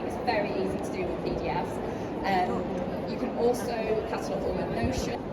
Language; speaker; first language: English; native; English